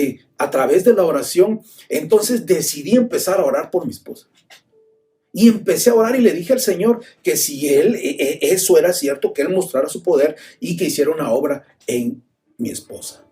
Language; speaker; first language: Spanish; native; Spanish